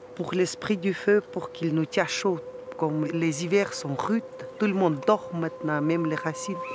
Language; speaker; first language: French; non-native, fluent; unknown